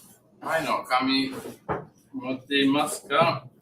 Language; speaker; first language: Japanese; non-native, learner; English